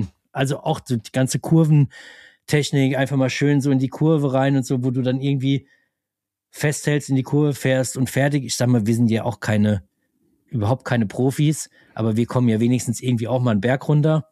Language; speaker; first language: German; native; German